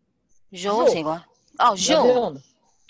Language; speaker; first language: French; non-native, learner; Chinese